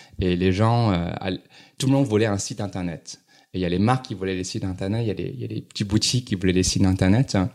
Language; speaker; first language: French; non-native, fluent; Chinese